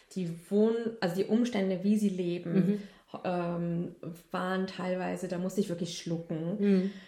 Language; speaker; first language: German; native; German